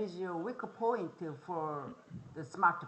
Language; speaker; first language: English; non-native, fluent; Korean